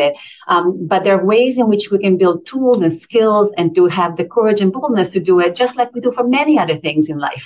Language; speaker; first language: English; non-native, fluent; Italian